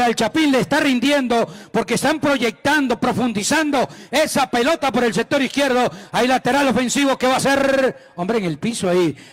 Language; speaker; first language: Spanish; native; Spanish